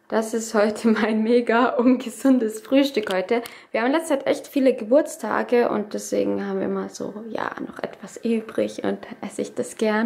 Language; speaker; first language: German; early bilingual, other home language; Russian